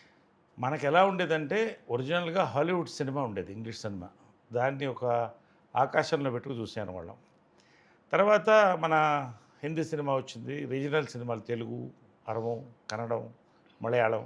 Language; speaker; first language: Telugu; native; Telugu